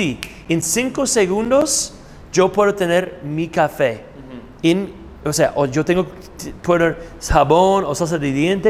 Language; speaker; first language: Spanish; non-native, fluent; English